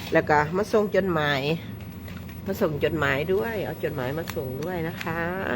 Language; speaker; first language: Thai; native; Thai